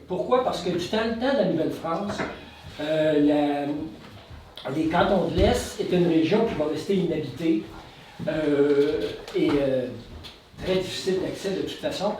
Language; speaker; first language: French; native; French